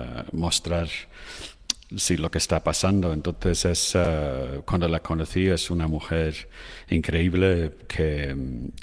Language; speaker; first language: Spanish; non-native, fluent; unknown